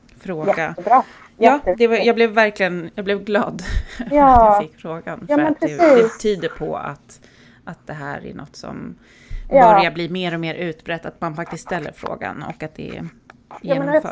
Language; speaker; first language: Swedish; native; Swedish